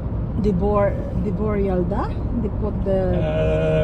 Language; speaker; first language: English; non-native, local second language; Waray